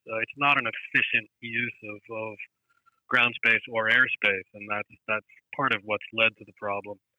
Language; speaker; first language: English; native; English